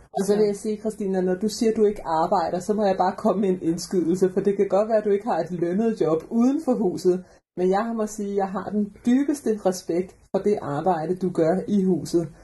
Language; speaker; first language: Danish; native; Danish